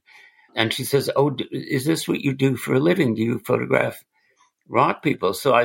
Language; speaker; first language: English; native; English